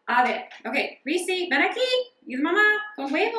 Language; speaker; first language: Spanish; non-native, learner; English